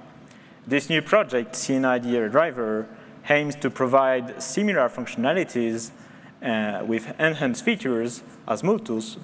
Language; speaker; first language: English; non-native, fluent; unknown